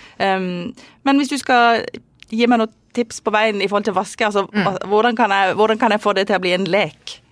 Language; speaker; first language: Norwegian; native; Norwegian